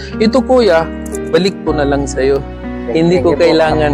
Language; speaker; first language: Filipino; non-native, learner; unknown